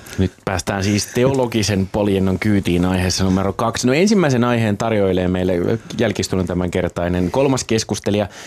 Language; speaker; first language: Finnish; native; Finnish